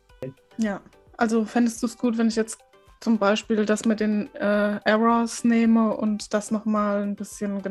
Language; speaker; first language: German; native; German